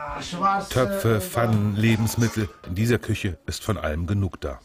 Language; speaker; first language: German; native; German